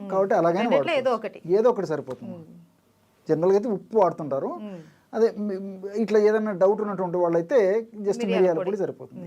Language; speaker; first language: Telugu; native; Telugu